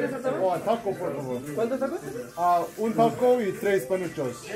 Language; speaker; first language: Spanish; non-native, learner; English